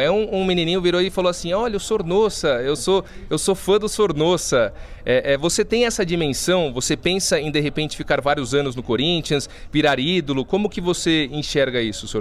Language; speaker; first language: Portuguese; native; Portuguese